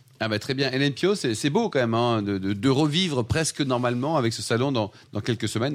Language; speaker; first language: French; native; French